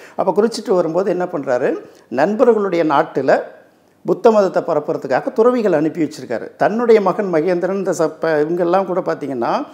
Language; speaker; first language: Tamil; native; Tamil